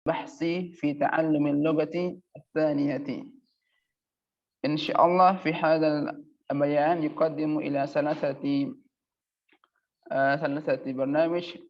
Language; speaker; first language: Arabic; non-native, learner; Indonesian